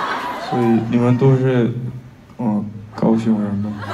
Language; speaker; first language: Chinese; non-native, fluent; Korean